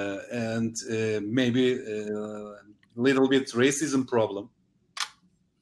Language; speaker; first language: English; non-native, learner; Turkish